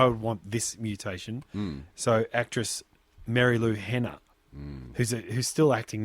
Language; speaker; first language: English; native; English